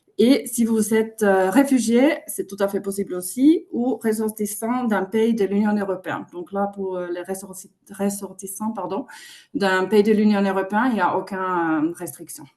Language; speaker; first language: French; non-native, fluent; Finnish